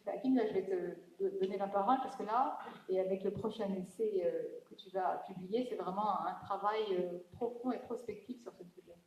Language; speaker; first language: French; non-native, local second language; Arabic